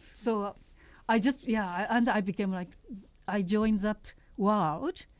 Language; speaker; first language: English; non-native, fluent; Japanese